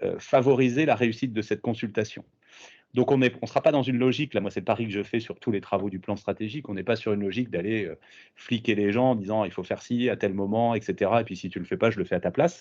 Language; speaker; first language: French; native; French